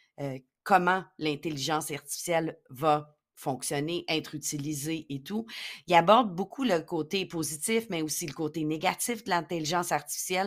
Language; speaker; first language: French; native; French